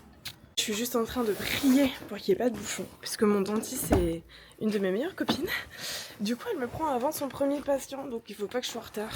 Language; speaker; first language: French; native; French